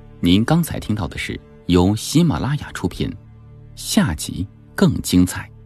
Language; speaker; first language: Chinese; native; Chinese